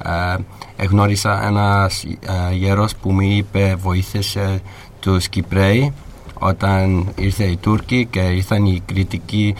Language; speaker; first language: Greek; early bilingual, heritage; English